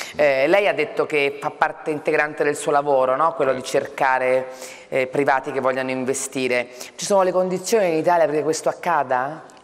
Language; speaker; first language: Italian; native; Italian